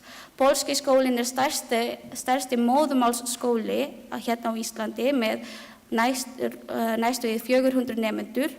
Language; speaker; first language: Icelandic; non-native, learner; Filipino